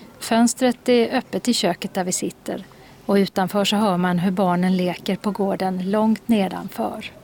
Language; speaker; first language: Swedish; native; Swedish